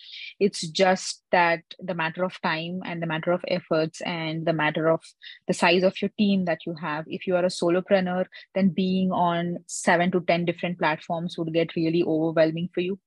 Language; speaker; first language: English; non-native, local second language; Hindi